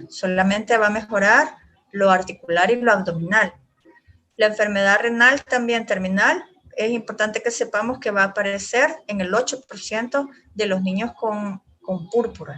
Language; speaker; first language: Spanish; native; Spanish